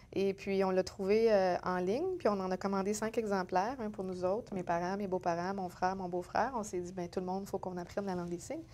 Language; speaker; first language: French; native; French